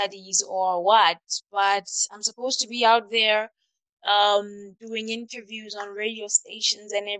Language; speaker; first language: English; non-native, local second language; Southern Sotho